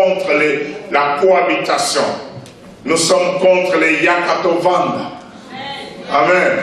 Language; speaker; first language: French; non-native, local second language; Lingala